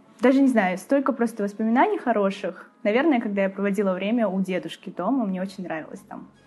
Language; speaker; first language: Russian; native; Russian